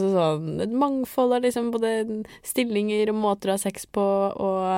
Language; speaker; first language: Norwegian; native; Norwegian